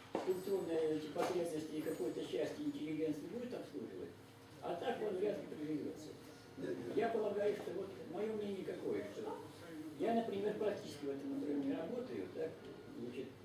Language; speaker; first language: Russian; native; Russian